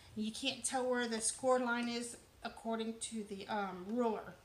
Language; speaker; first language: English; native; English